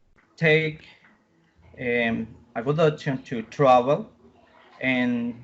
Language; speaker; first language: English; non-native, learner; Spanish